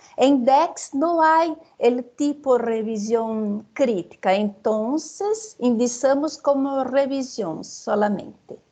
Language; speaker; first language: Spanish; non-native, fluent; Portuguese